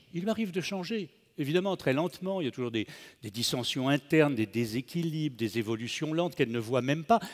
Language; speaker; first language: French; native; French